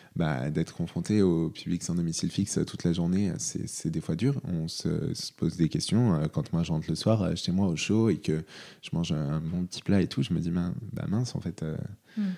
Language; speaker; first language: French; native; French